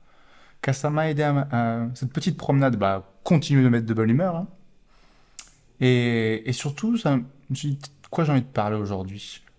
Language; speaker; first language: French; native; French